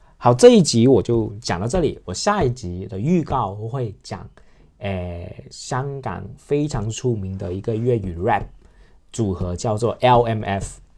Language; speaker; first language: Chinese; non-native, local second language; Cantonese